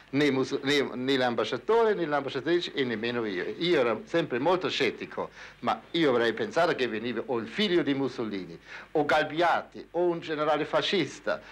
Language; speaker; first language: Italian; non-native, fluent; German